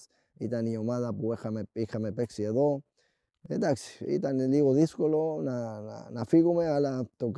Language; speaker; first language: Greek; non-native, fluent; Spanish